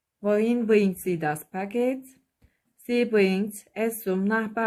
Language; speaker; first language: German; non-native, fluent; Turkish